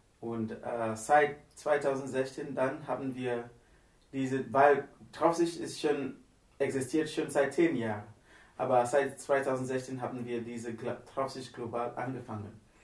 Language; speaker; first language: German; non-native, learner; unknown